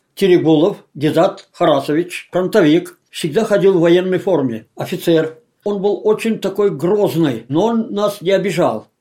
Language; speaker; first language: Russian; non-native, local second language; Tatar